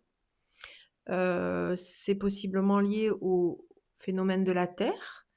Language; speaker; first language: French; native; French